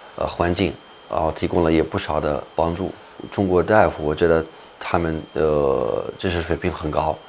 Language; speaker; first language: Chinese; non-native, fluent; Arabic